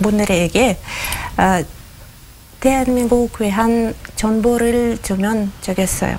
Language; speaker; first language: Korean; non-native, learner; Russian